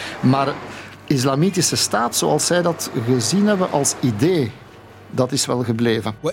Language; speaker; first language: Dutch; native; Dutch